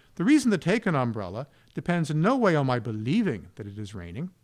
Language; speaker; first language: English; native; English